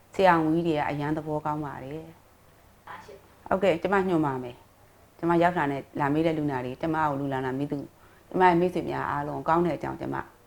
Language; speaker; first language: Burmese; native; Burmese